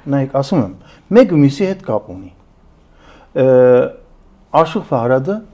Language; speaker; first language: Armenian; early bilingual, heritage; Armenian